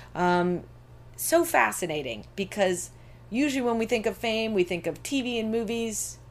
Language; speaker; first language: English; native; English